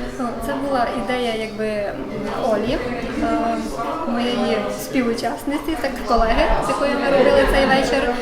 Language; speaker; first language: Ukrainian; native; Ukrainian